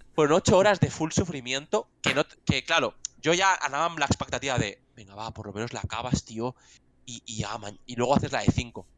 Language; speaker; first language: Spanish; non-native, local second language; Catalan